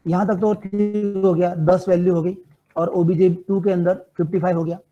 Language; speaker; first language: Hindi; non-native, local second language; Gujarati